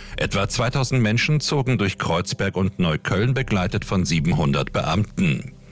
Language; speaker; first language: German; native; German